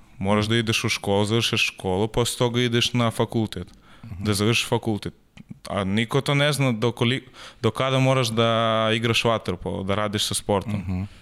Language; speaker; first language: Serbian; non-native, learner; Russian